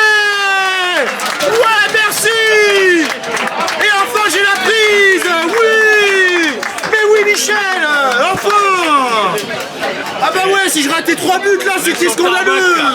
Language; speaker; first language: French; native; French